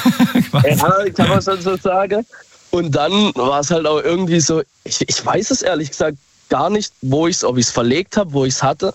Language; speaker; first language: German; native; German